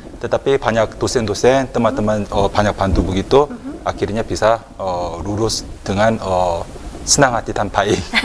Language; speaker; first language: Indonesian; non-native, fluent; Korean